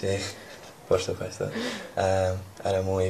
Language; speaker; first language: Spanish; non-native, learner; English